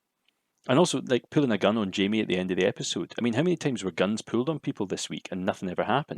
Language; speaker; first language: English; native; English